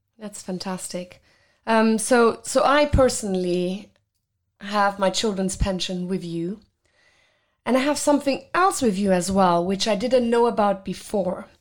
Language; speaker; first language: English; non-native, fluent; Luxembourgish